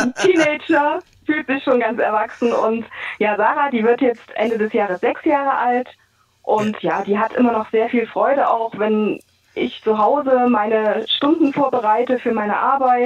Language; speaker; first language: German; native; German